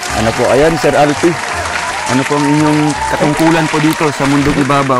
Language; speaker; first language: Filipino; non-native, local second language; Cebuano